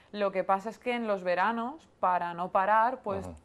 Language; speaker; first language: Spanish; native; Spanish